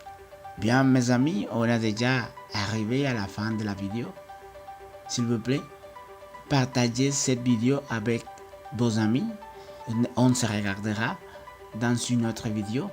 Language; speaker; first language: French; non-native, fluent; Spanish